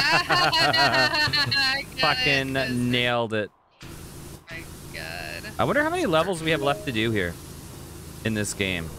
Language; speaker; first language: English; native; English